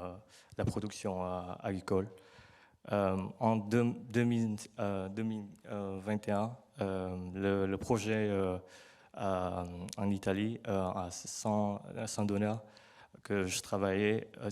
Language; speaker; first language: French; non-native, learner; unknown